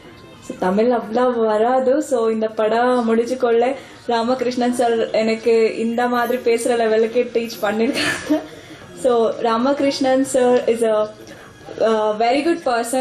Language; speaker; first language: Tamil; non-native, local second language; Kannada